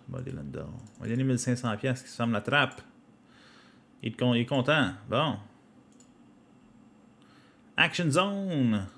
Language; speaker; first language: French; native; French